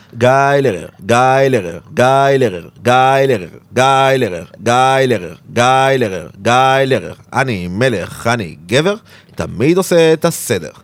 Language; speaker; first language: Hebrew; native; Hebrew